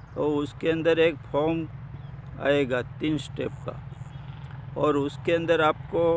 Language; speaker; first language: Hindi; non-native, local second language; Gujarati